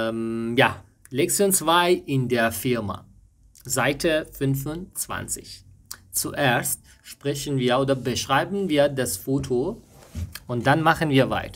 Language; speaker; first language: German; non-native, learner; Persian